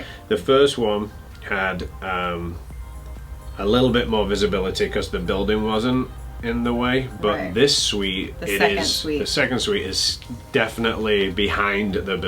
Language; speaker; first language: English; native; English